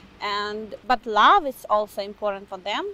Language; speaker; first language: English; non-native, fluent; Ukrainian